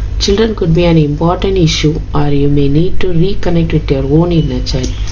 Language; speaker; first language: English; non-native, local second language; Tamil